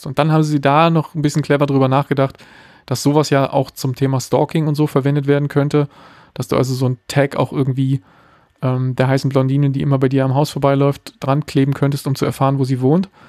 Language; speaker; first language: German; native; German